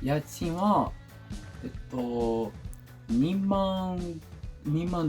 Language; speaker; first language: Japanese; non-native, learner; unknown